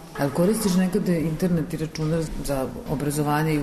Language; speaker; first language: Serbian; native; Serbian